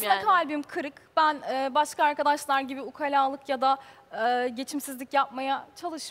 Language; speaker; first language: Turkish; non-native, learner; English